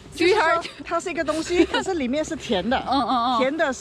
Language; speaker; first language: Chinese; early bilingual, heritage; Chinese